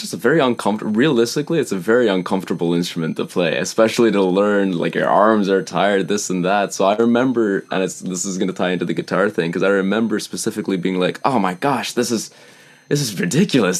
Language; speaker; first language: English; native; English